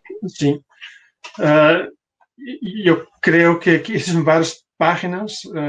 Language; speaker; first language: Spanish; non-native, fluent; Dutch